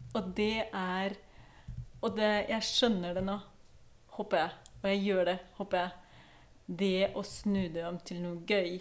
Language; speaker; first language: Norwegian; non-native, fluent; Ukrainian